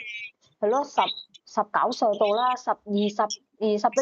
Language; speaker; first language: Cantonese; native; Cantonese